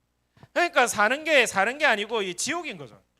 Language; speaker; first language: Korean; native; Korean